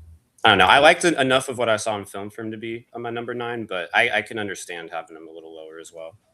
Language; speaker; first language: English; native; English